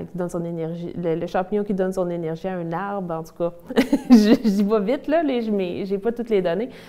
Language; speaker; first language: French; native; French